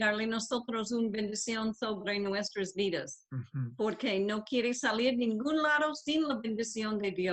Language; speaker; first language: Spanish; non-native, learner; English